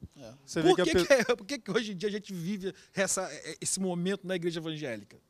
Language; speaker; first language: Portuguese; native; Portuguese